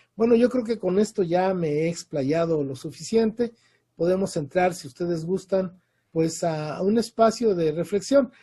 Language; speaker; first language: Spanish; native; Spanish